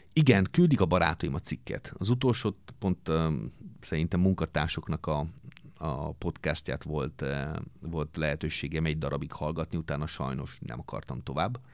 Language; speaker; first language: Hungarian; non-native, fluent; Italian